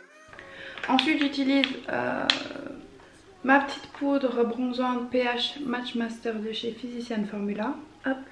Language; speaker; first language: French; native; French